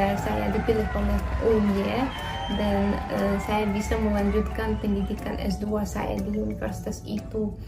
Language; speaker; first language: Indonesian; non-native, fluent; Russian